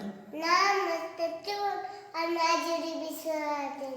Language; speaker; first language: Arabic; non-native, learner; Urdu